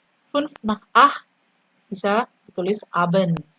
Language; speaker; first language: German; non-native, fluent; Indonesian